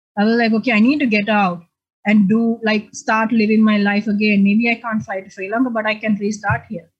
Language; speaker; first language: English; non-native, local second language; Sinhala